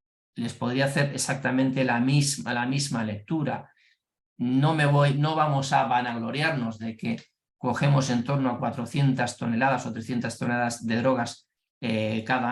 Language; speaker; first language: Spanish; native; Spanish